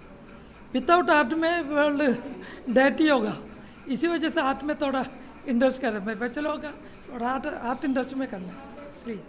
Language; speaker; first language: Hindi; non-native, learner; Malayalam